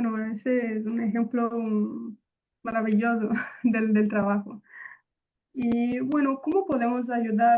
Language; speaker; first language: Spanish; non-native, fluent; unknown